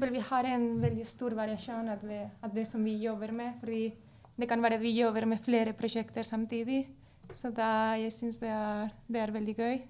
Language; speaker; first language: Norwegian; non-native, fluent; Spanish